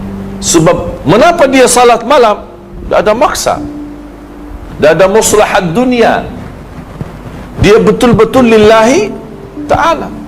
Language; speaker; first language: Indonesian; non-native, fluent; Arabic